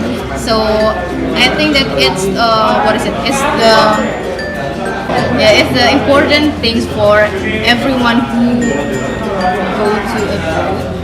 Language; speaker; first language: English; non-native, fluent; Indonesian